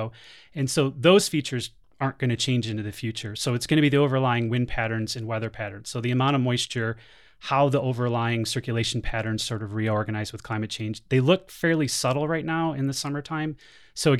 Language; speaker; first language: English; native; English